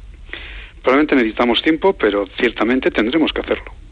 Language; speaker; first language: Spanish; native; Spanish